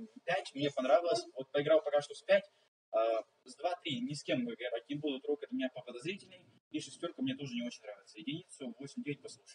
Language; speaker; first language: Russian; native; Russian